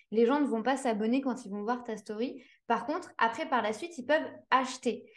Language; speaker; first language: French; native; French